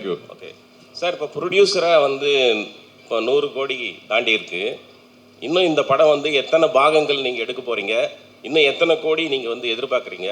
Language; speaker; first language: Tamil; native; Tamil